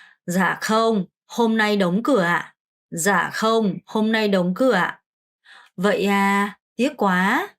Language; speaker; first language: Vietnamese; non-native, fluent; Korean